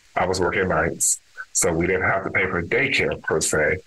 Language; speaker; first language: English; native; English